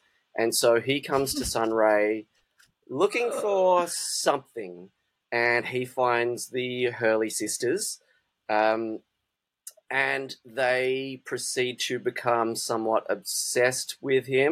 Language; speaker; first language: English; native; English